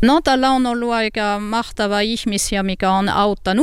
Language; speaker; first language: Finnish; non-native, learner; French